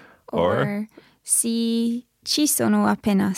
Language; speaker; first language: Italian; non-native, learner; English